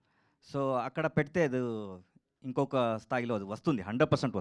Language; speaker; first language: Telugu; non-native, learner; Kannada